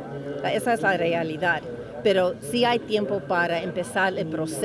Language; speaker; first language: Spanish; early bilingual, heritage; English